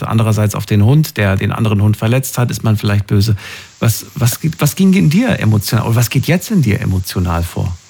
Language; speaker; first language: German; native; German